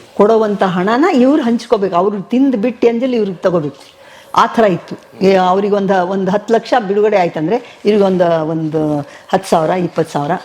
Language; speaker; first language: Kannada; non-native, local second language; Lambadi